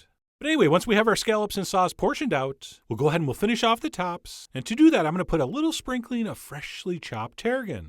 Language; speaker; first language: English; native; English